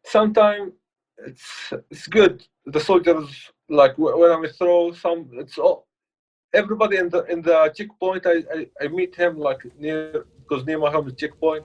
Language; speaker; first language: English; non-native, learner; Arabic